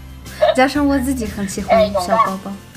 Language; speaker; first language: Chinese; non-native, fluent; Russian